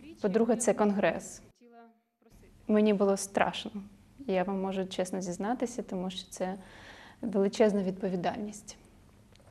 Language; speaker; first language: Ukrainian; non-native, local second language; Russian